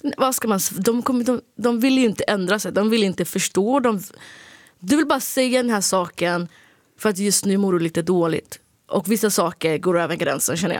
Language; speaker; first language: Swedish; early bilingual, other home language; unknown